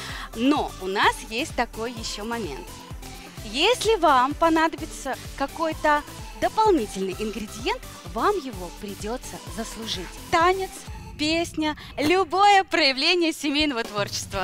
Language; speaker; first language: Russian; native; Russian